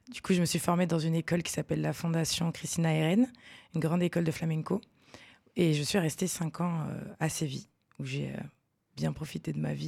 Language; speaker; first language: French; native; French